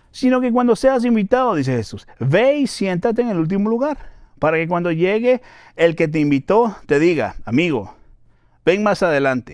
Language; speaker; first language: Spanish; native; Spanish